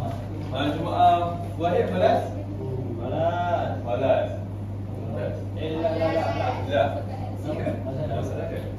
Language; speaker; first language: Arabic; non-native, learner; Malay